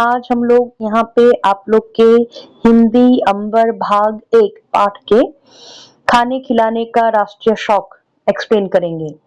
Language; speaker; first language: Hindi; non-native, local second language; Assamese